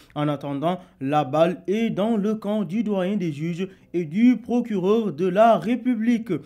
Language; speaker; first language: French; non-native, local second language; Wolof